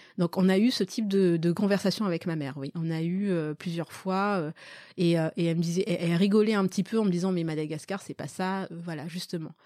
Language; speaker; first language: French; early bilingual, other home language; Malagasy